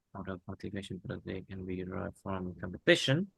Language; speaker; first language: English; non-native, fluent; Vietnamese